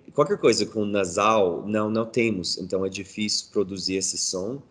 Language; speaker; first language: Portuguese; non-native, fluent; English